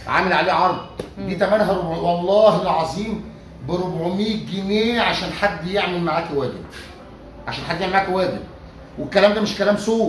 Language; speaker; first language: Arabic; native; Arabic